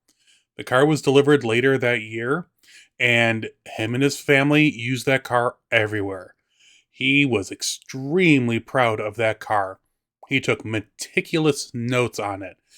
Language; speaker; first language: English; native; English